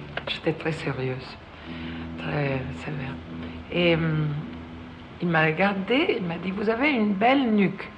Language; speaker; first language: French; non-native, fluent; Italian